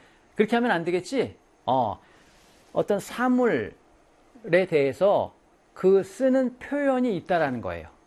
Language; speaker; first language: Korean; native; Korean